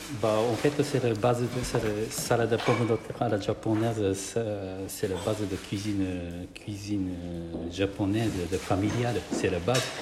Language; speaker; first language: French; non-native, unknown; Japanese